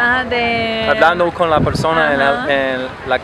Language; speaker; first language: Spanish; non-native, learner; English